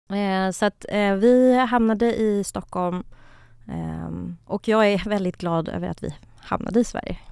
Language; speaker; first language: Swedish; early bilingual, other home language; Kurdish